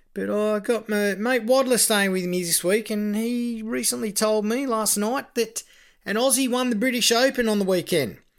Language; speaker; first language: English; native; English